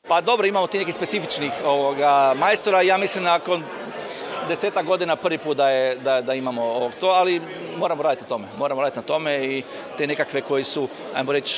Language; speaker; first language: Croatian; native; Croatian